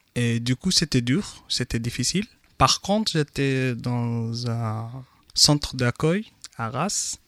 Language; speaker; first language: French; non-native, learner; Arabic